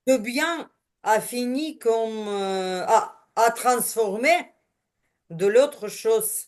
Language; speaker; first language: French; non-native, learner; Ukrainian